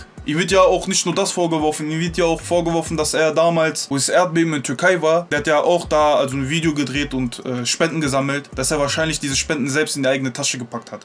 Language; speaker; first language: German; native; German